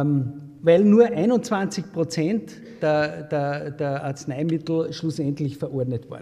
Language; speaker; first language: German; native; German